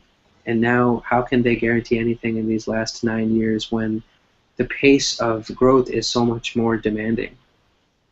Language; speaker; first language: English; non-native, fluent; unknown